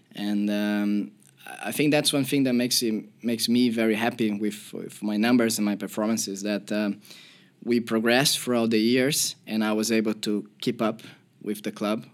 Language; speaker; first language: English; non-native, fluent; Portuguese